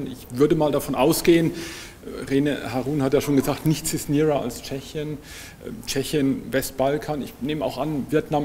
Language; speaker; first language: German; native; German